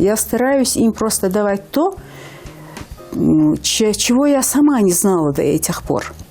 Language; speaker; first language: Russian; non-native, local second language; Ingush